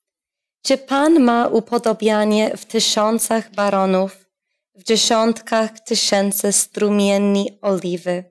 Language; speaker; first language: Polish; non-native, fluent; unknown